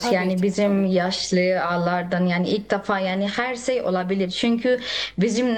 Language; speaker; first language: Turkish; non-native, fluent; Nepali